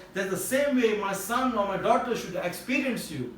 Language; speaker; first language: English; non-native, local second language; Tamil